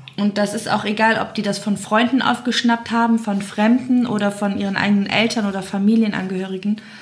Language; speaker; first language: German; native; German